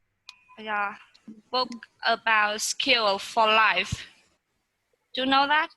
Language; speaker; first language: English; non-native, learner; Vietnamese